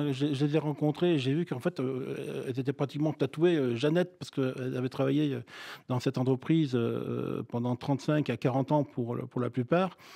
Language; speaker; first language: French; native; French